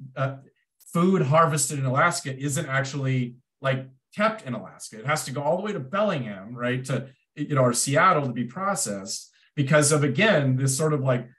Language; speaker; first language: English; native; English